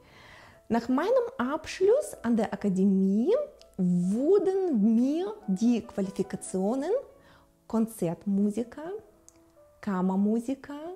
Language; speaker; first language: German; non-native, fluent; Russian